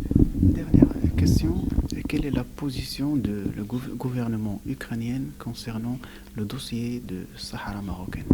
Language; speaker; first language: French; non-native, local second language; Arabic